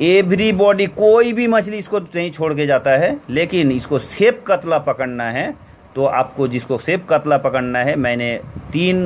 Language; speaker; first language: Hindi; non-native, local second language; Bangla